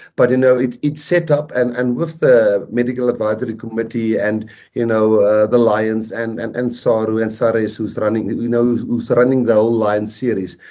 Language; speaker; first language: English; non-native, local second language; Afrikaans